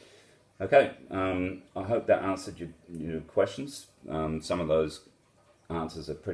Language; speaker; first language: English; native; English